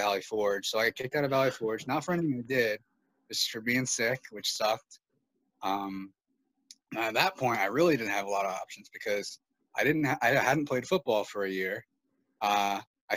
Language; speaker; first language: English; native; English